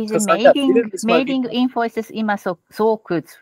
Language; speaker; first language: German; non-native, fluent; Japanese